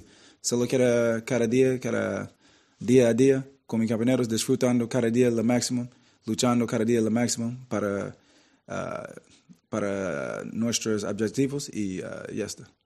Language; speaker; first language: Spanish; non-native, learner; English